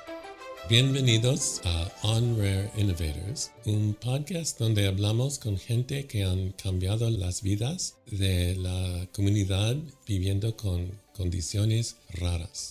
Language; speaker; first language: Spanish; non-native, fluent; English